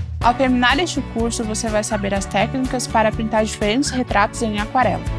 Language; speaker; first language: Portuguese; native; Portuguese